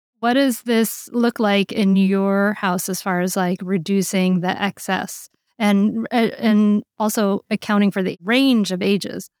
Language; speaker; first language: English; native; English